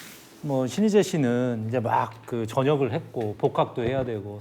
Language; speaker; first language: Korean; native; Korean